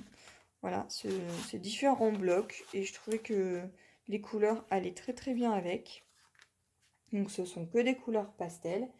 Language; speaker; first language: French; native; French